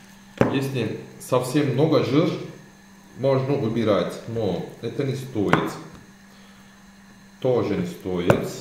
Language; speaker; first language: Russian; non-native, learner; Turkish